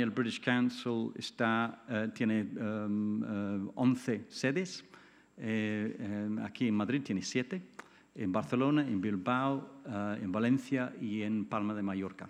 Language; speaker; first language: Spanish; non-native, fluent; English